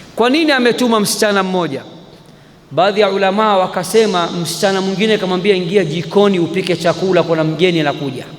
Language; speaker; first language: Swahili; native; Swahili